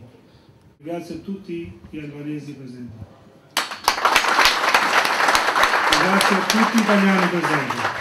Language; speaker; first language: Italian; non-native, fluent; Albanian